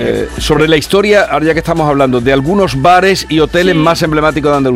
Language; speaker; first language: Spanish; native; Spanish